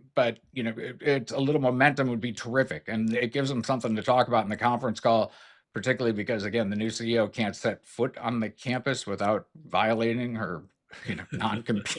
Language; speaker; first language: English; native; English